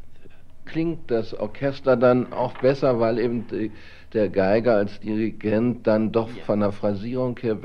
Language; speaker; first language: German; native; German